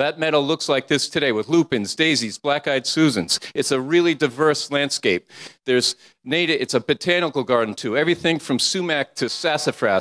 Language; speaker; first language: English; native; English